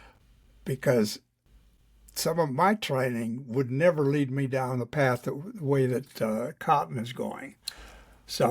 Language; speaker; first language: English; native; English